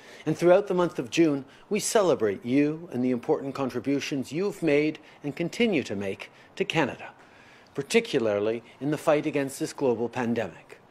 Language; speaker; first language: English; native; English